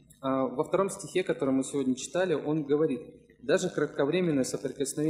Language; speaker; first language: Russian; native; Russian